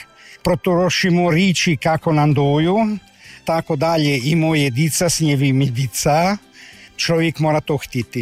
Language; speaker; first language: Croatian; early bilingual, heritage; Croatian